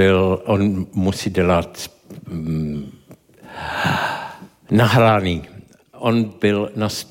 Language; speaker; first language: Czech; non-native, learner; English